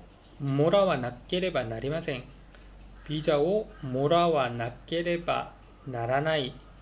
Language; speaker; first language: Japanese; non-native, learner; Korean